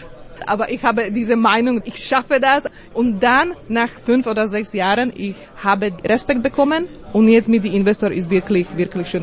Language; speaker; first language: German; non-native, learner; Slovak